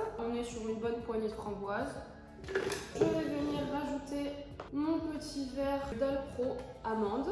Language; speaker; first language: French; native; French